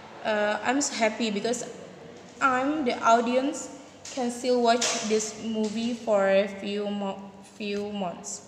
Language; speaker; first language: English; non-native, learner; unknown